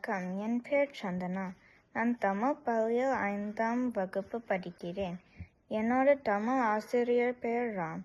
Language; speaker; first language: Tamil; early bilingual, heritage; Tamil